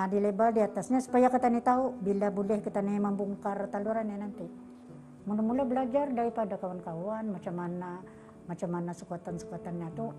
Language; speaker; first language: Malay; native; Malay